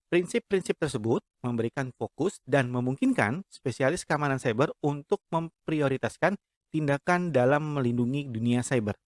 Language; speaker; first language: Indonesian; native; Indonesian